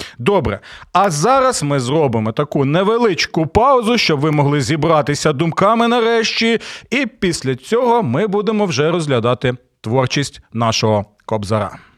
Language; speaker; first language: Ukrainian; non-native, local second language; Russian